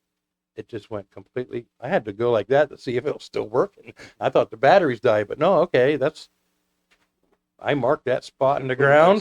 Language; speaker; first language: English; native; English